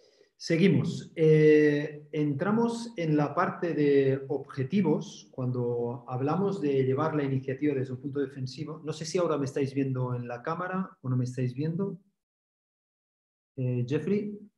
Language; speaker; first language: Spanish; native; Spanish